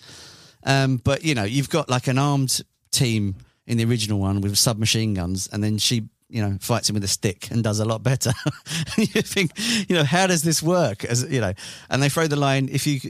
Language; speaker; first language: English; native; English